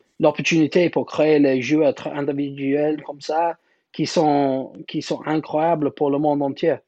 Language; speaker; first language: French; non-native, learner; English